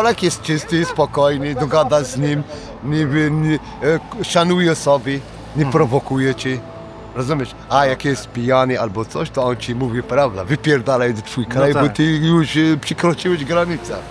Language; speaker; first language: Polish; non-native, learner; Arabic